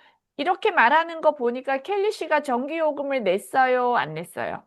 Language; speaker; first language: Korean; native; Korean